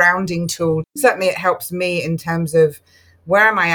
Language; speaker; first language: English; native; English